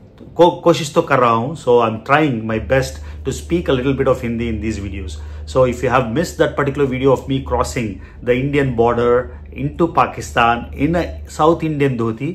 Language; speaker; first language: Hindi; non-native, local second language; Telugu